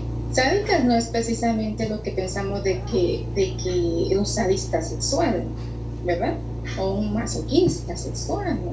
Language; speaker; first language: Spanish; native; Spanish